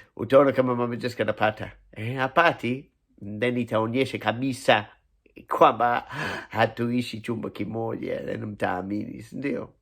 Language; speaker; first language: Swahili; non-native, fluent; English